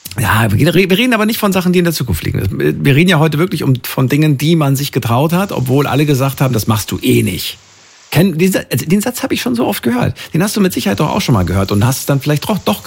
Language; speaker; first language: German; native; German